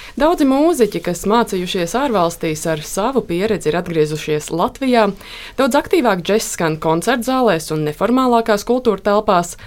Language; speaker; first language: Latvian; native; Latvian